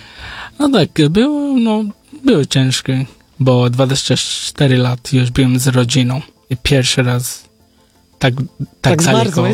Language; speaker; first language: Polish; non-native, learner; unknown